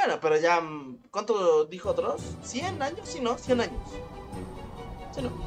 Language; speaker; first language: Spanish; native; Spanish